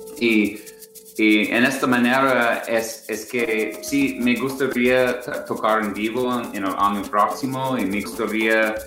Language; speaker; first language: Spanish; non-native, learner; English